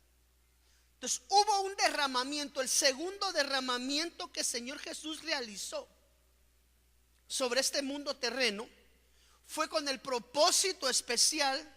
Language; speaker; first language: Spanish; native; Spanish